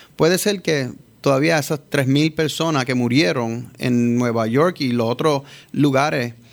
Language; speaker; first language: Spanish; early bilingual, heritage; Spanish